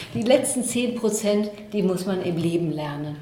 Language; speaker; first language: German; native; German